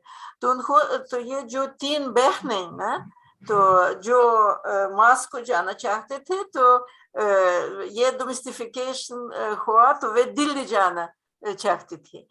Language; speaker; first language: Hindi; non-native, fluent; Russian